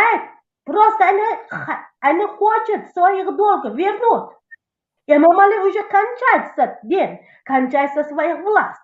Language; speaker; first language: Russian; non-native, local second language; Tajik